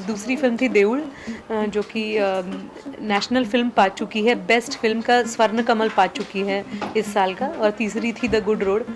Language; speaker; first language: Hindi; non-native, local second language; Marathi